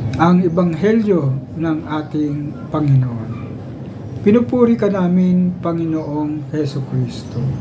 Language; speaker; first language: Filipino; native; Filipino